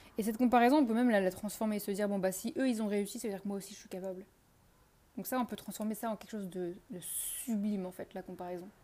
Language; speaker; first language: French; native; French